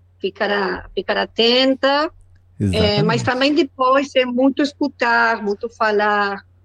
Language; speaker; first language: Portuguese; non-native, learner; Spanish